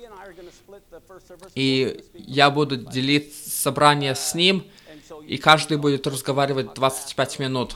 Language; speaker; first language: Russian; early bilingual, heritage; Russian